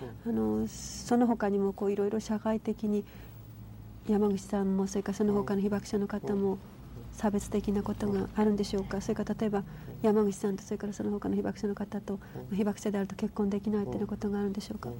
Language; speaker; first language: Japanese; native; Japanese